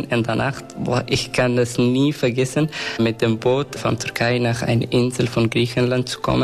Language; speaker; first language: German; non-native, learner; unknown